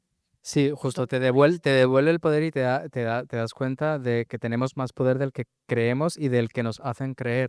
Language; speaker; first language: Spanish; native; Spanish